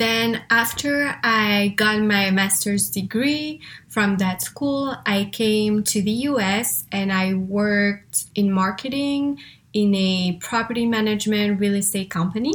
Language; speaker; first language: English; non-native, fluent; French